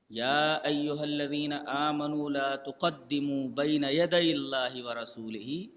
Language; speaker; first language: Urdu; native; Urdu